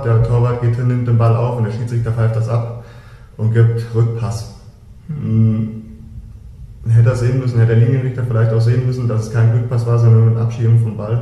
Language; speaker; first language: German; native; German